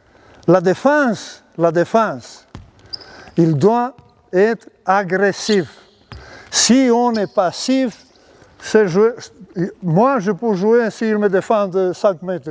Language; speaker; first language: French; non-native, learner; Serbian